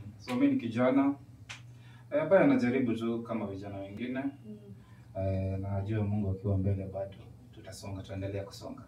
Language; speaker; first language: Swahili; non-native, local second language; Kikuyu